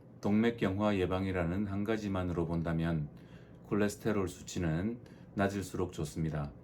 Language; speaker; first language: Korean; native; Korean